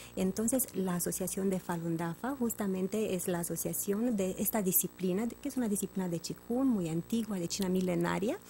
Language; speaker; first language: Spanish; non-native, fluent; Romanian